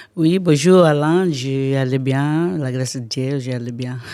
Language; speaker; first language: French; non-native, learner; Portuguese